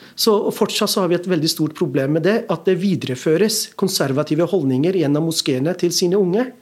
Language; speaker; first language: Norwegian; early bilingual, other home language; Urdu